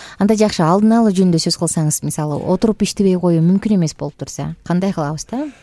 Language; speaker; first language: Kyrgyz; native; Kyrgyz